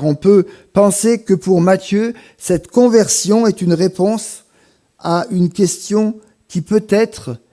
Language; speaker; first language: French; native; French